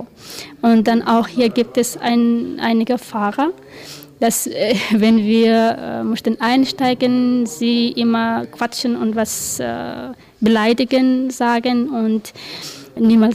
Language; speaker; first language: German; non-native, learner; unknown